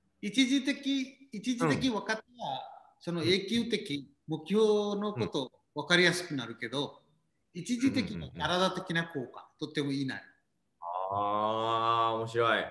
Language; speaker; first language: Japanese; non-native, learner; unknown